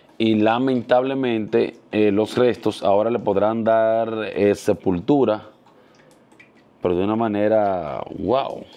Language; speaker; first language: Spanish; native; Spanish